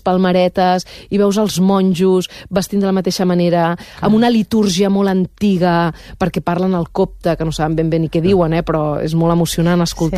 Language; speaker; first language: Catalan; native; Catalan